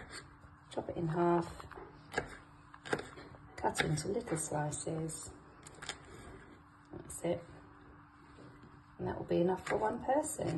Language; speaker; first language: English; native; English